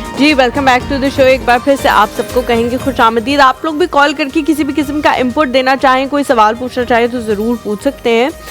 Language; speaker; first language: Urdu; native; Urdu